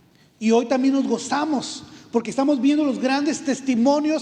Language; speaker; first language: Spanish; native; Spanish